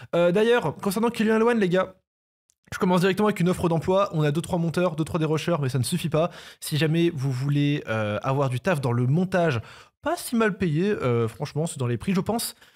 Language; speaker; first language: French; native; French